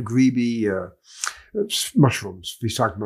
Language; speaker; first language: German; non-native, learner; English